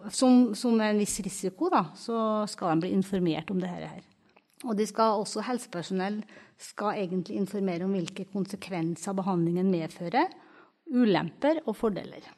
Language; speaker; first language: Norwegian; native; Norwegian